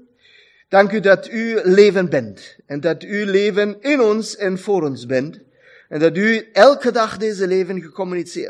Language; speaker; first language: German; non-native, learner; Dutch